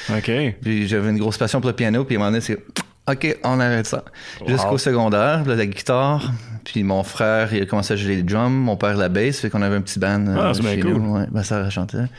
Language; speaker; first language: French; native; French